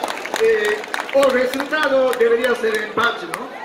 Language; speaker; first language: Portuguese; non-native, fluent; Japanese